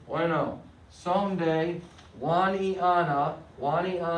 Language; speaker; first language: Spanish; non-native, fluent; English